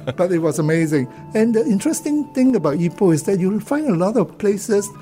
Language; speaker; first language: English; non-native, local second language; Cantonese